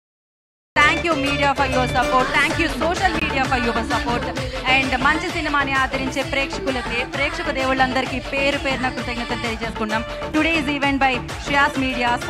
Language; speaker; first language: Telugu; native; Telugu